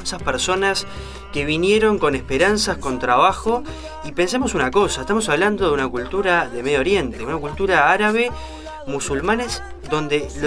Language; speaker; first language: Spanish; native; Spanish